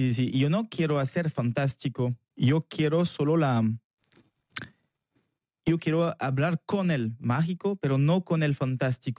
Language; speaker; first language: Spanish; non-native, fluent; French